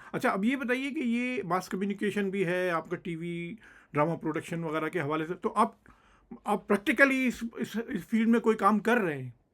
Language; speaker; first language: Urdu; native; Urdu